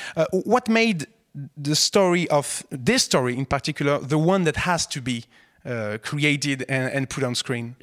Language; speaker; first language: English; non-native, fluent; French